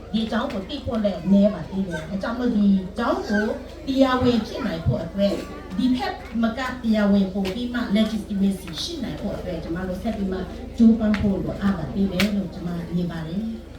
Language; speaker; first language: Burmese; non-native, local second language; Western Kayah